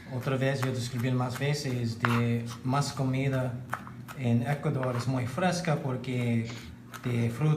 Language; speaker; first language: Spanish; non-native, learner; English